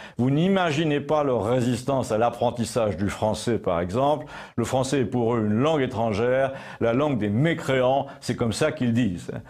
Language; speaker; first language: French; native; French